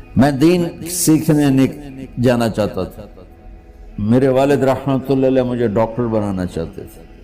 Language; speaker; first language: Urdu; non-native, local second language; Punjabi